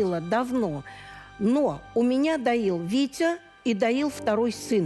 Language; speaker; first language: Russian; native; Russian